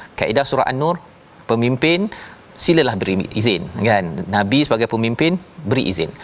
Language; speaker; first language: Malay; native; Malay